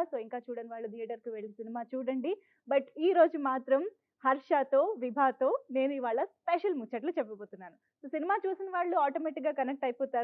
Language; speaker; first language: Telugu; native; Telugu